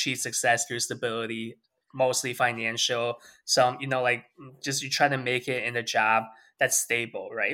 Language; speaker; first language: English; early bilingual, other home language; Chinese